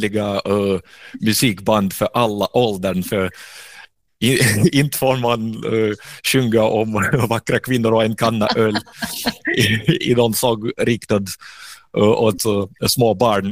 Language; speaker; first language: Swedish; non-native, fluent; Russian